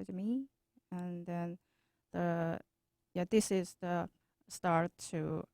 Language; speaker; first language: English; non-native, learner; Korean